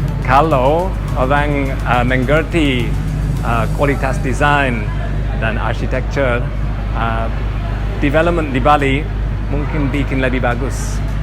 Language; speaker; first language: Indonesian; non-native, learner; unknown